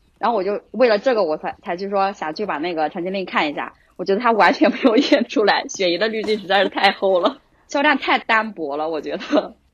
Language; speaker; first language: Chinese; native; Chinese